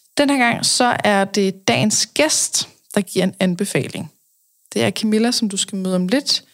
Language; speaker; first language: Danish; native; Danish